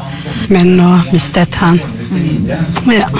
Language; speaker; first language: Norwegian; non-native, learner; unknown